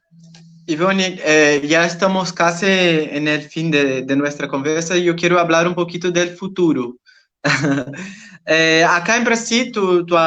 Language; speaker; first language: Spanish; non-native, learner; Portuguese